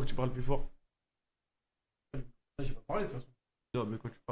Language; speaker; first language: French; native; French